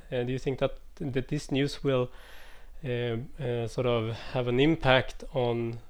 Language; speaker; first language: English; non-native, fluent; Swedish